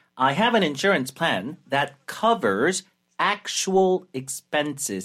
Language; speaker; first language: English; non-native, fluent; Korean